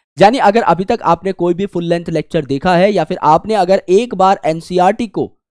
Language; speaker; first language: Hindi; native; Hindi